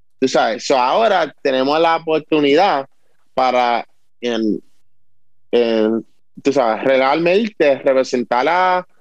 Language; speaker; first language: Spanish; early bilingual, heritage; Spanish